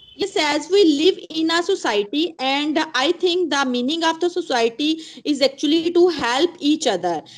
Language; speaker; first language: English; non-native, local second language; Punjabi